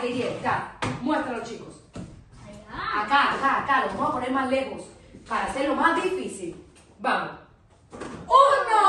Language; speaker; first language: Spanish; native; Spanish